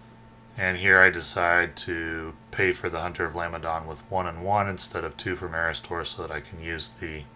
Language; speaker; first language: English; native; English